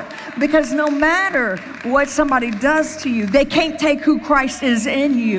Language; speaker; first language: English; native; English